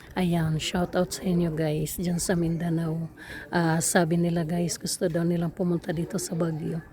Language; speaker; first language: Filipino; native; Filipino